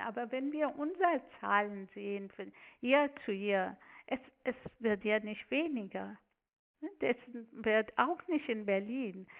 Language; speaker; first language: German; non-native, fluent; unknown